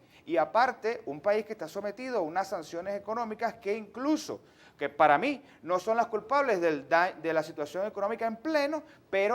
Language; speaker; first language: Spanish; native; Spanish